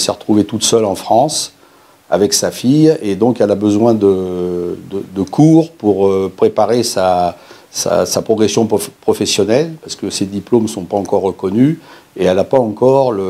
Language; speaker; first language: French; native; French